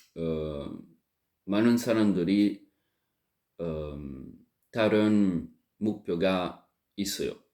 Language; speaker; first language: Korean; non-native, learner; French